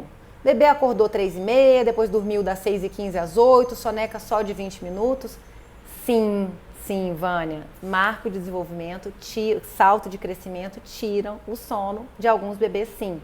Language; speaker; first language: Portuguese; native; Portuguese